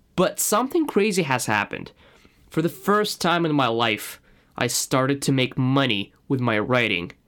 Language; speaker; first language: English; non-native, fluent; Russian